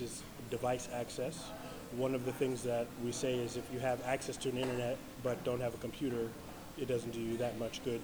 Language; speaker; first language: English; native; English